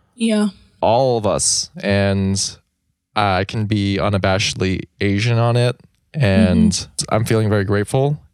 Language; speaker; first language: English; native; English